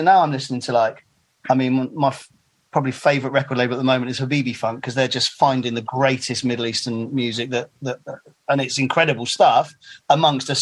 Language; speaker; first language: English; native; English